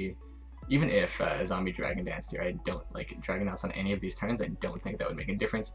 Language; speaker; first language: English; native; English